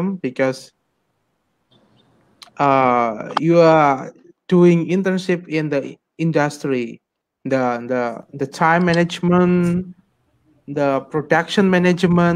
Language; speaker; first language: English; non-native, fluent; Indonesian